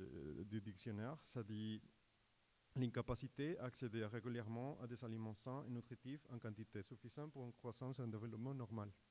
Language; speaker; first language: French; non-native, fluent; Spanish